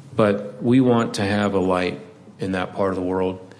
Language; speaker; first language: English; native; English